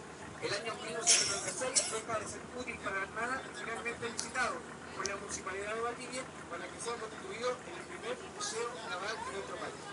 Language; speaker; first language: Spanish; native; Spanish